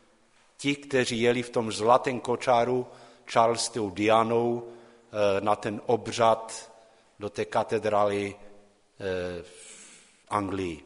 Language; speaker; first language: Czech; non-native, local second language; Polish